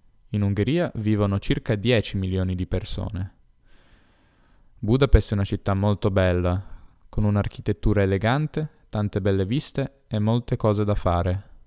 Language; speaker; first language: Italian; native; Italian